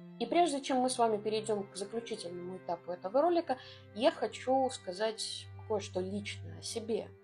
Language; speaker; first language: Russian; non-native, local second language; Abkhazian